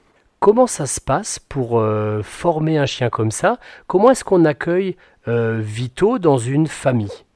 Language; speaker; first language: French; native; French